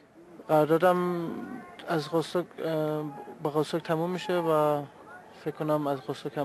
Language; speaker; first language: Persian; early bilingual, heritage; Persian